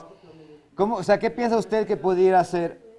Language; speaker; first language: Spanish; native; Spanish